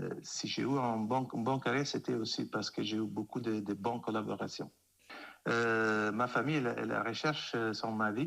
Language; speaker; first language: French; non-native, fluent; Italian